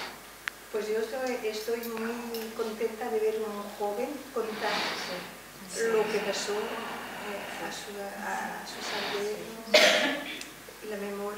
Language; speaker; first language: Spanish; early bilingual, heritage; French